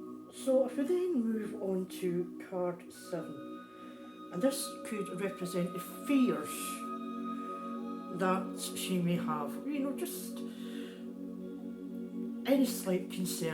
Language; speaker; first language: English; native; English